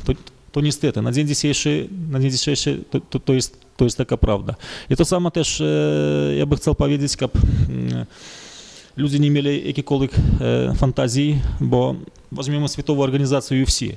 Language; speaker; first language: Polish; non-native, fluent; Russian